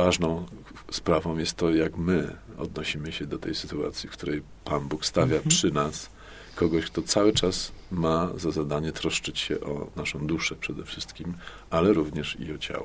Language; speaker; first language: Polish; native; Polish